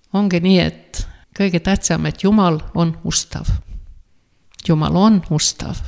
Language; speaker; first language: Estonian; non-native, fluent; Latvian